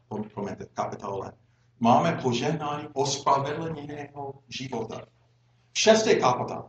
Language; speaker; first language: Czech; non-native, fluent; English